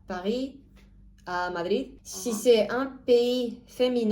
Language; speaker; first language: French; non-native, fluent; Romanian